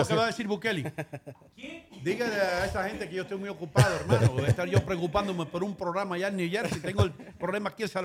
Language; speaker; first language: Spanish; native; Spanish